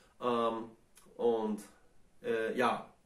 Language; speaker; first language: German; non-native, fluent; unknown